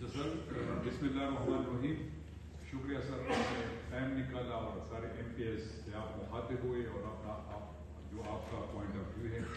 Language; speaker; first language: Urdu; non-native, local second language; Pashto